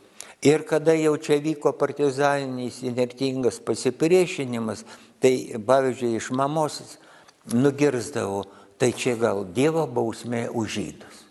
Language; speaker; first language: Lithuanian; native; Lithuanian